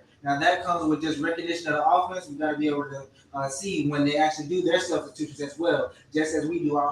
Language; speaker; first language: English; native; English